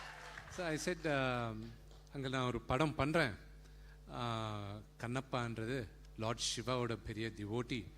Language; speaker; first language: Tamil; non-native, local second language; Telugu